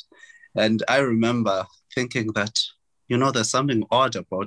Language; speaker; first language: English; non-native, local second language; Xhosa